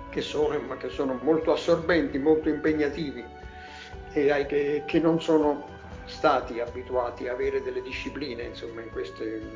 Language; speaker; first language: Italian; non-native, local second language; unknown